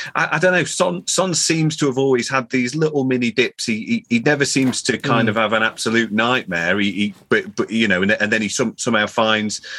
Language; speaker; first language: English; native; English